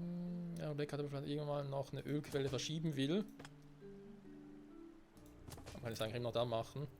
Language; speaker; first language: German; native; German